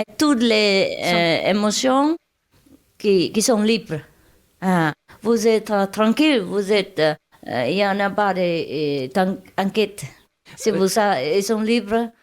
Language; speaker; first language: French; non-native, learner; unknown